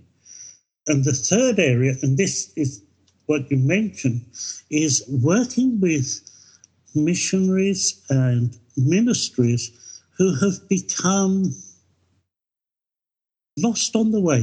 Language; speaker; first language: English; native; English